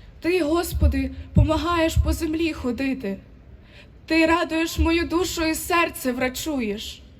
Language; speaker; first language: Ukrainian; native; Ukrainian